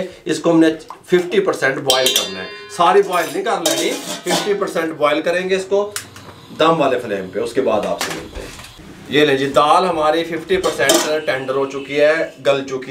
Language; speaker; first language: Hindi; non-native, local second language; Punjabi